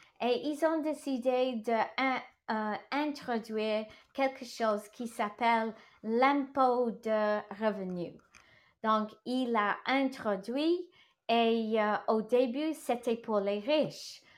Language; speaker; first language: French; non-native, learner; English